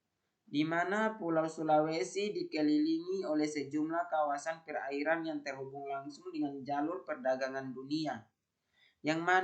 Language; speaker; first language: Indonesian; native; Indonesian